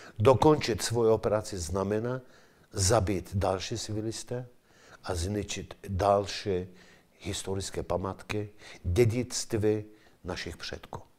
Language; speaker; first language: Czech; non-native, fluent; Kurdish